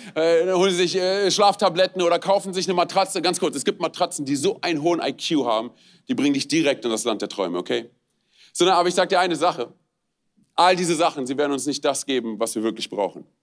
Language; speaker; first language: German; non-native, fluent; Romanian